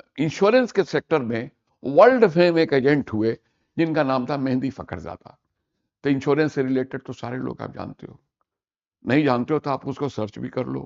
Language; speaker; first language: Hindi; native; Hindi